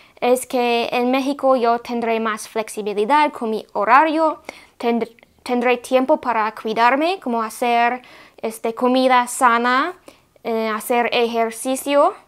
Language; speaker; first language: Spanish; non-native, fluent; English